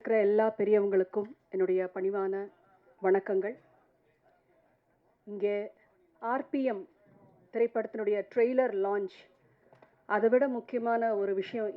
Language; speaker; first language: Tamil; native; Tamil